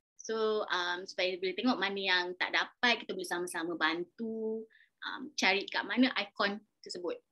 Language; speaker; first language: Malay; native; Malay